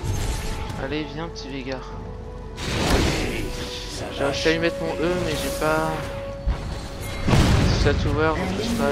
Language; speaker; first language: French; native; French